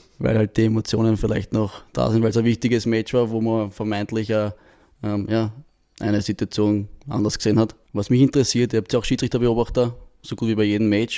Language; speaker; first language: German; native; German